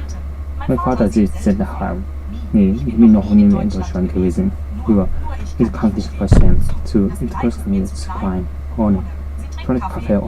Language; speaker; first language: German; non-native, learner; Japanese